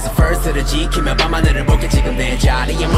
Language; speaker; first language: Korean; native; Korean